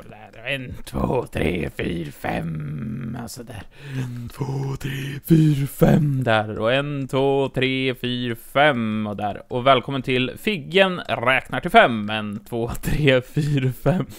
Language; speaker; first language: Swedish; native; Swedish